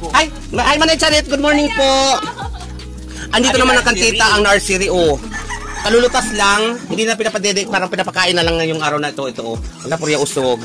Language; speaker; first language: Filipino; non-native, local second language; Bikol